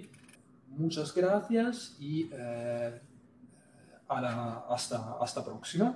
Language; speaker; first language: Spanish; non-native, fluent; Italian